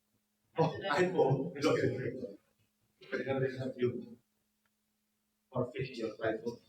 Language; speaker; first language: English; non-native, learner; Indonesian